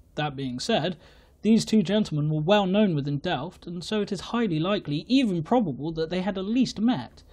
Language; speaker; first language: English; native; English